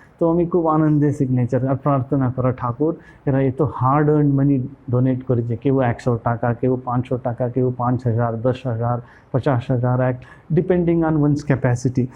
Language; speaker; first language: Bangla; non-native, local second language; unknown